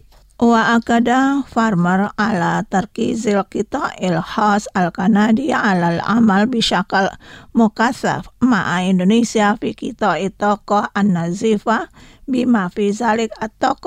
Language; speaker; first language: Arabic; non-native, learner; Indonesian